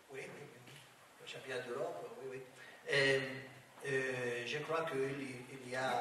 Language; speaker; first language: French; non-native, learner; Spanish